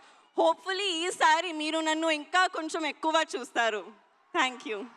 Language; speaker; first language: Telugu; non-native, learner; Hindi